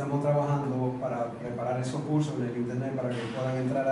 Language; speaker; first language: Spanish; native; Spanish